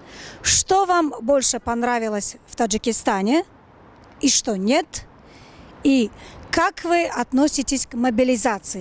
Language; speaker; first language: Russian; non-native, local second language; Tajik